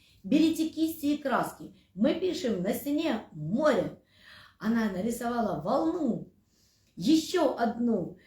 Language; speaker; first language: Russian; native; Russian